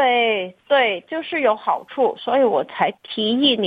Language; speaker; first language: Chinese; native; Chinese